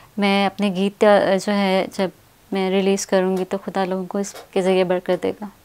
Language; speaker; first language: Urdu; native; Urdu